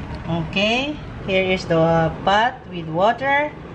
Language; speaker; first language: English; non-native, local second language; Filipino